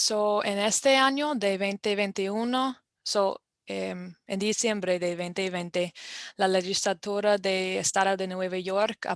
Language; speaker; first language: Spanish; non-native, fluent; English